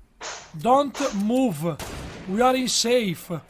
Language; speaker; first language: English; non-native, learner; Italian